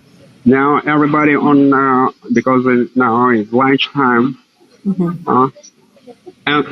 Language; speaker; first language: English; non-native, fluent; Russian